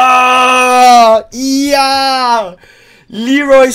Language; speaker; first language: German; non-native, fluent; Dutch